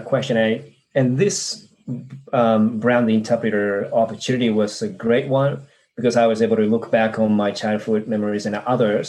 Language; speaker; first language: English; non-native, fluent; Japanese